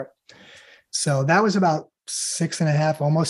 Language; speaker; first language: English; native; English